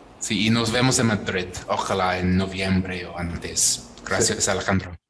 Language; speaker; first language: Spanish; non-native, fluent; English